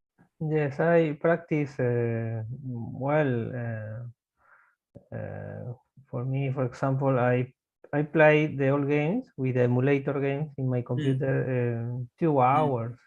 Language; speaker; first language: English; non-native, learner; Spanish